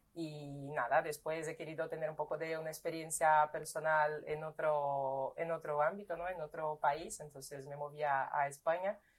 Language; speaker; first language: Spanish; non-native, fluent; Portuguese